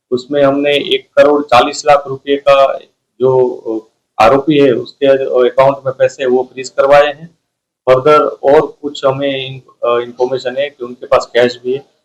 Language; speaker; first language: Hindi; non-native, local second language; Gujarati